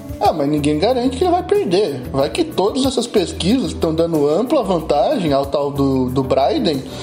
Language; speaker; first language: Portuguese; native; Portuguese